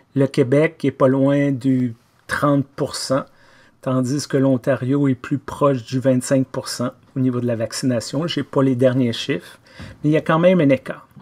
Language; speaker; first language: French; native; French